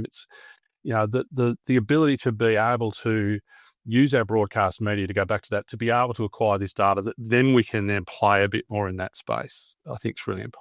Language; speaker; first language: English; native; English